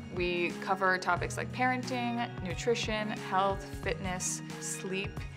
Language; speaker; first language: English; native; English